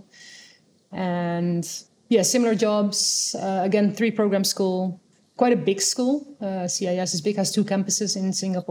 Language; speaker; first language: English; non-native, fluent; Dutch